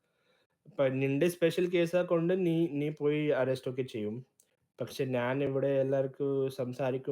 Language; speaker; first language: Malayalam; early bilingual, heritage; Malayalam